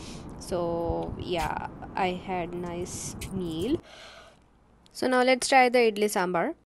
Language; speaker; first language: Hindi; non-native, local second language; Marathi